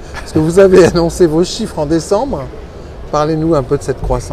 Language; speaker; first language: French; native; French